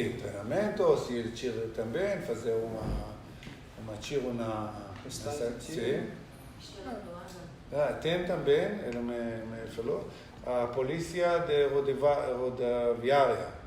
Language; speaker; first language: Portuguese; non-native, learner; Hebrew